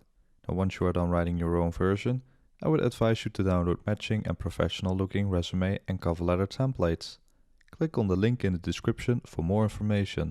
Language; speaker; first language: English; non-native, fluent; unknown